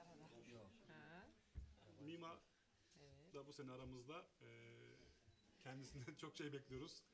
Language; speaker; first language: Turkish; native; Turkish